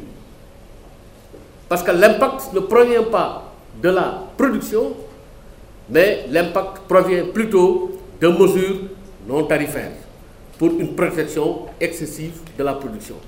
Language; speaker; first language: French; non-native, local second language; Wolof